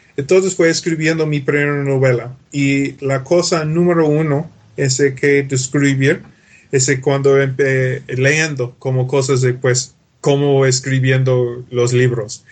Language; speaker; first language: Spanish; non-native, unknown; English